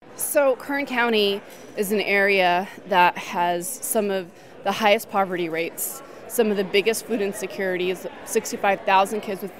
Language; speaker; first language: English; native; English